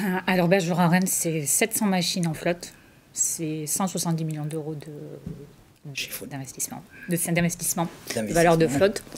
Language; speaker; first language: French; native; French